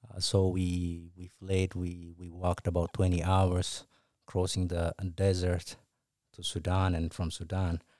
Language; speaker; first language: English; non-native, fluent; Tigrinya